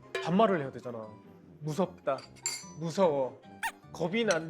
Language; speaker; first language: Korean; native; Korean